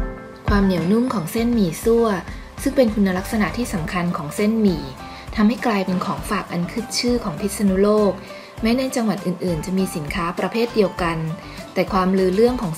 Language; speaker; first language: Thai; native; Thai